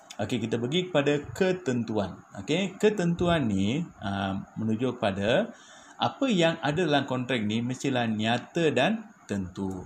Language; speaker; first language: Malay; non-native, local second language; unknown